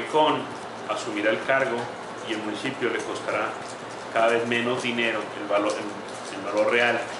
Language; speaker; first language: Spanish; native; Spanish